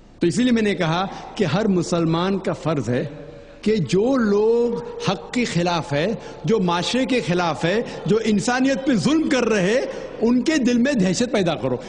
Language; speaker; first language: Urdu; non-native, local second language; Konkani